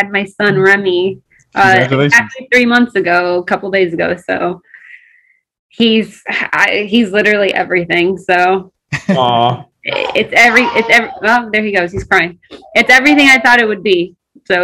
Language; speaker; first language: English; early bilingual, other home language; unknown